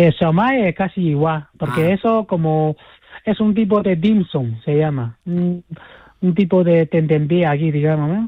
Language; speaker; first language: Spanish; non-native, fluent; Chinese